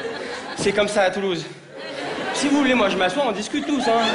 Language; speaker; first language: French; native; French